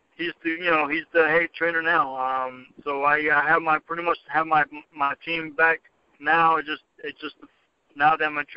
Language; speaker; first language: English; native; English